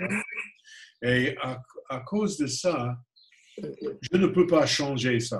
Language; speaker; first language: French; non-native, fluent; English